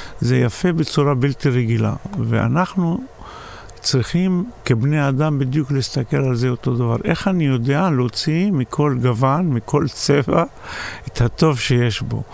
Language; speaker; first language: Hebrew; non-native, local second language; Arabic